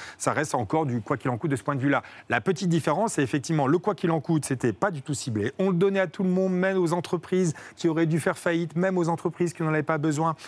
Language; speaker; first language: French; native; French